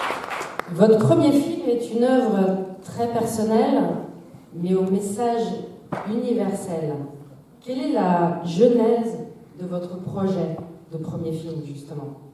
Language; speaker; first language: French; native; French